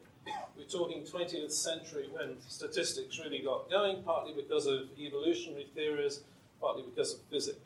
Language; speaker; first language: English; native; English